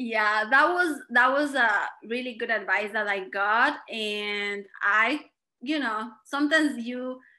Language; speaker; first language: English; non-native, fluent; Spanish